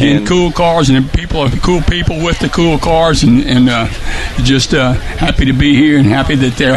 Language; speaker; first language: English; native; English